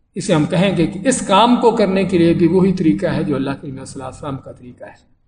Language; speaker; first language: Urdu; native; Urdu